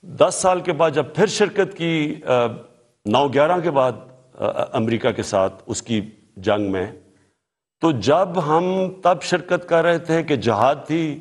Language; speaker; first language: Urdu; native; Urdu